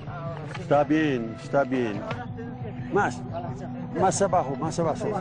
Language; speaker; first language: Spanish; non-native, learner; English